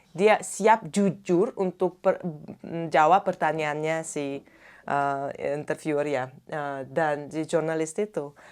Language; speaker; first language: Indonesian; non-native, fluent; Russian